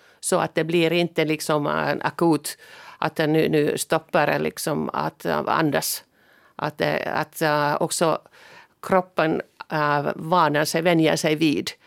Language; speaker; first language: Swedish; non-native, local second language; Finnish